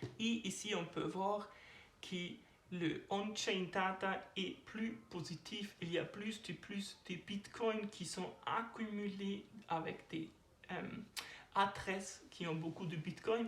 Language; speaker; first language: French; non-native, learner; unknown